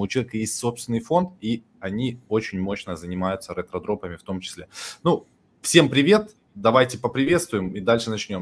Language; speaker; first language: Russian; native; Russian